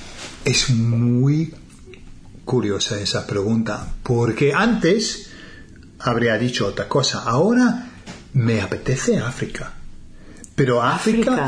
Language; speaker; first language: Spanish; non-native, fluent; English